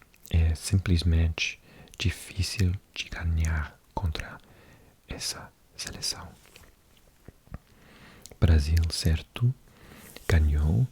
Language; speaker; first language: Portuguese; non-native, learner; English